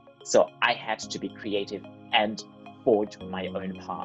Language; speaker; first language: English; non-native, local second language; Shona